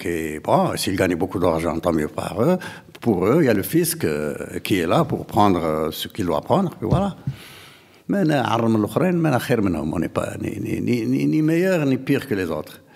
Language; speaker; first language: French; non-native, local second language; Arabic